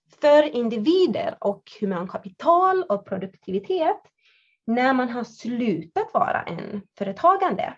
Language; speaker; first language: Swedish; non-native, fluent; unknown